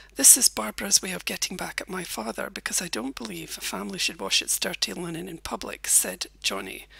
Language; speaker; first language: English; native; English